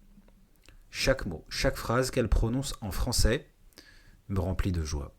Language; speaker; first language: French; native; French